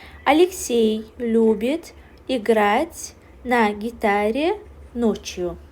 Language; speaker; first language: Russian; non-native, learner; Azerbaijani